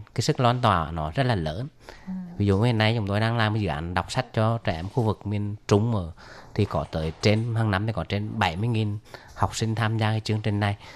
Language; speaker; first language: Vietnamese; native; Vietnamese